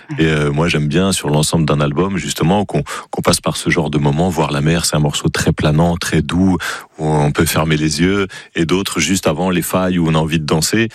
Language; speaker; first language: French; native; French